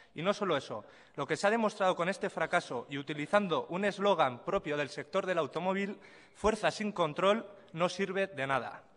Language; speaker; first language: Spanish; native; Spanish